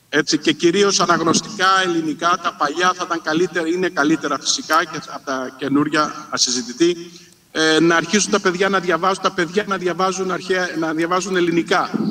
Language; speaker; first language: Greek; native; Greek